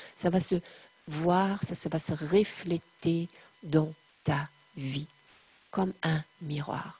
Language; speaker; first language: French; non-native, fluent; German